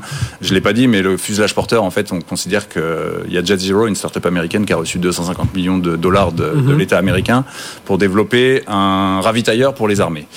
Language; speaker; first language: French; native; French